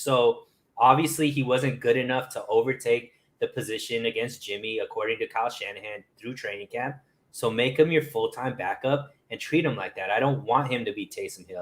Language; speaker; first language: English; native; English